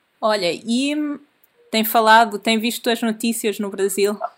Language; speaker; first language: Portuguese; native; Portuguese